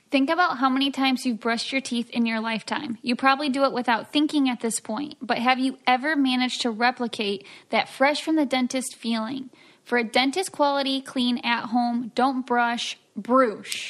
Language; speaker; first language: English; native; English